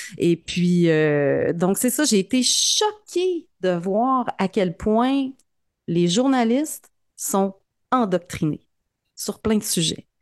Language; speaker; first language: French; native; French